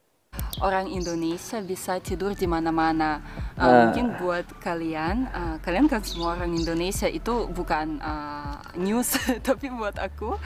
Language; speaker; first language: Indonesian; non-native, fluent; Russian